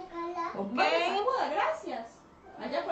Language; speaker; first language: Spanish; native; Spanish